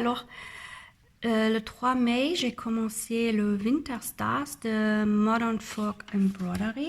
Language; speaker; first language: French; non-native, learner; German